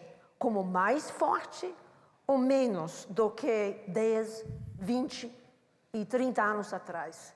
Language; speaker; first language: Portuguese; non-native, learner; English